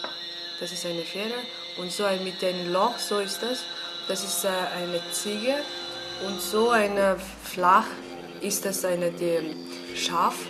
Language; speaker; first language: German; non-native, learner; Mongolian